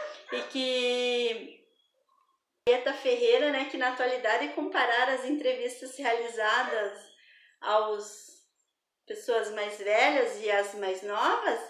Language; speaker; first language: Portuguese; native; Portuguese